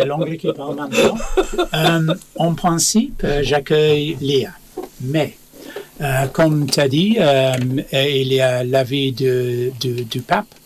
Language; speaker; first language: French; non-native, fluent; English